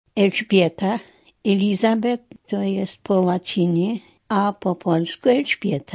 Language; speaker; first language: Polish; non-native, local second language; German